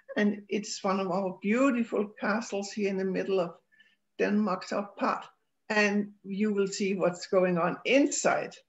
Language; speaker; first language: English; non-native, fluent; Danish